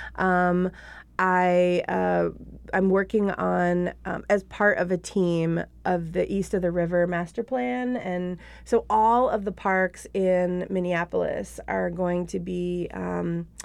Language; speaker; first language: English; native; English